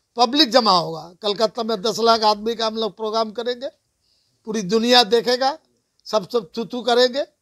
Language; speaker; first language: Hindi; non-native, local second language; Bangla